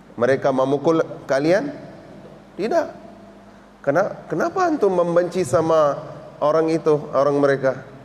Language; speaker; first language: Indonesian; non-native, learner; Urdu